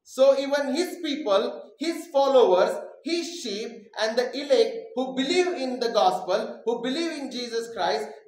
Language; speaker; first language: English; non-native, local second language; Marathi